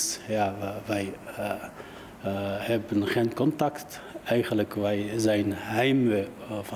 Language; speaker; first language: Dutch; non-native, learner; Uyghur